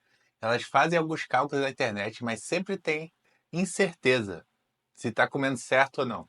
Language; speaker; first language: Portuguese; native; Portuguese